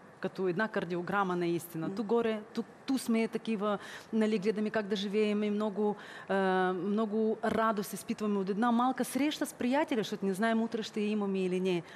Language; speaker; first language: Bulgarian; early bilingual, heritage; Bulgarian